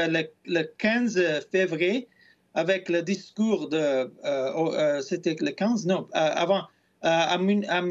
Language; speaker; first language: French; non-native, fluent; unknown